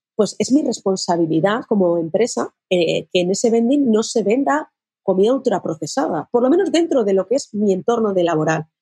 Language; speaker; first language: Spanish; native; Spanish